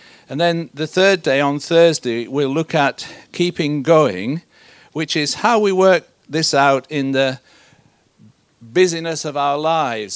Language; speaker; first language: English; native; English